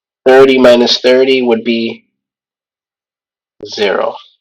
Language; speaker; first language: English; native; English